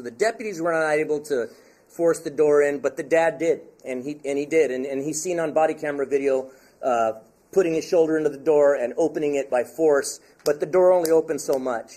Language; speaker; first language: English; early bilingual, other home language; Spanish